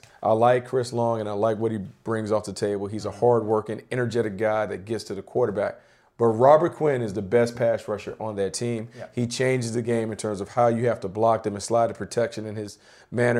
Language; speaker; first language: English; native; English